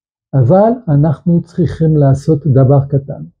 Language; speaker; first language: Hebrew; non-native, fluent; French